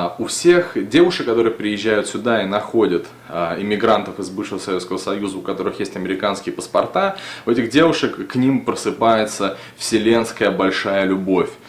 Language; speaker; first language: Russian; native; Russian